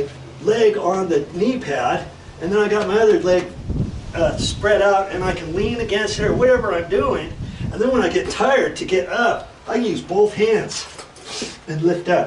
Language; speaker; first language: English; native; English